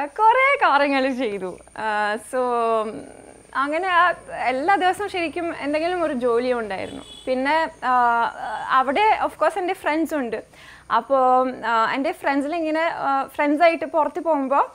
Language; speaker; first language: Malayalam; non-native, fluent; French